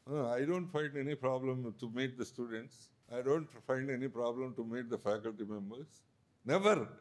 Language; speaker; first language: English; non-native, local second language; Telugu